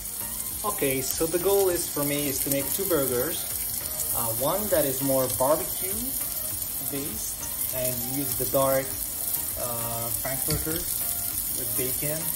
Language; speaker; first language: English; non-native, local second language; Filipino